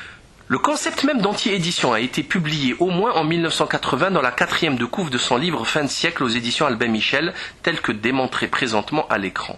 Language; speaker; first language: French; native; French